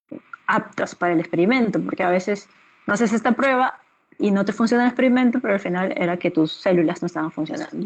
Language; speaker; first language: Spanish; native; Spanish